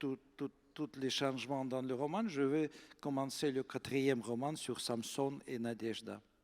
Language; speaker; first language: French; non-native, fluent; Russian